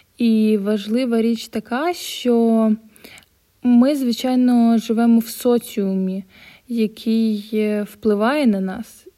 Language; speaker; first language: Ukrainian; non-native, local second language; Russian